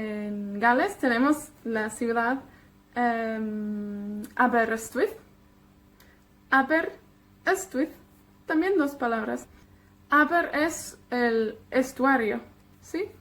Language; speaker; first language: Spanish; non-native, fluent; Welsh